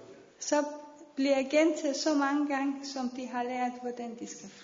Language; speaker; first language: Danish; non-native, fluent; Persian